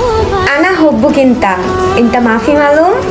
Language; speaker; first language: Arabic; non-native, learner; Bangla